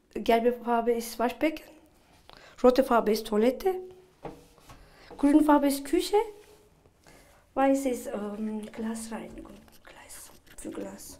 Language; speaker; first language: German; non-native, learner; Turkish